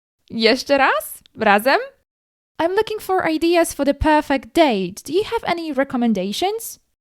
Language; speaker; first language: English; non-native, fluent; Polish